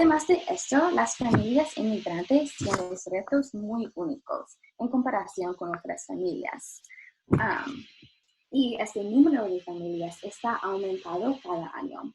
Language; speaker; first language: Spanish; non-native, learner; English